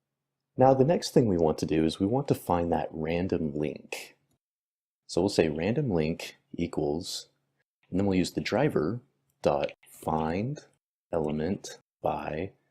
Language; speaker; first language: English; native; English